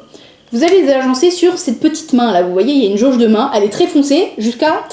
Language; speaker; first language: French; native; French